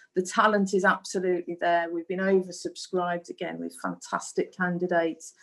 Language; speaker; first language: English; native; English